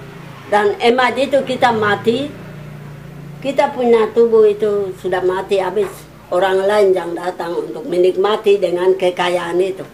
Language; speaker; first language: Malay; non-native, local second language; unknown